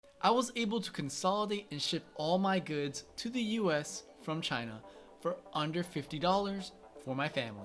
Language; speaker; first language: English; native; English